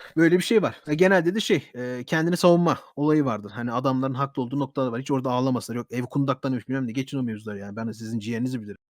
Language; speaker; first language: Turkish; early bilingual, heritage; Turkish